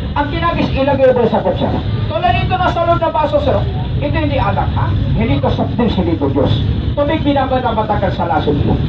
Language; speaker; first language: Filipino; non-native, local second language; Cebuano